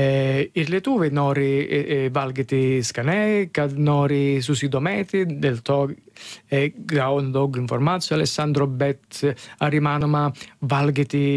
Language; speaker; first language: Lithuanian; non-native, learner; Italian